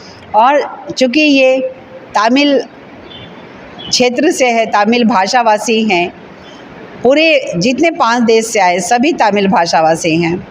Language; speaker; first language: Hindi; native; Hindi